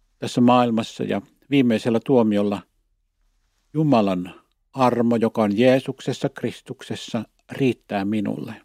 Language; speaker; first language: Finnish; native; Finnish